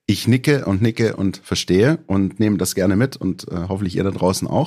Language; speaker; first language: German; native; German